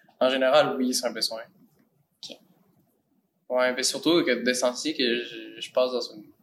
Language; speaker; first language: French; early bilingual, other home language; Spanish